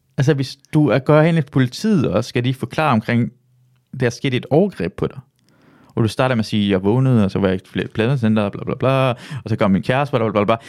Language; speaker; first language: Danish; early bilingual, other home language; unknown